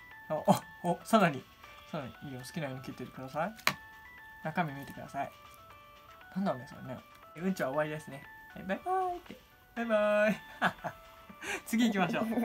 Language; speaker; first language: Japanese; native; Japanese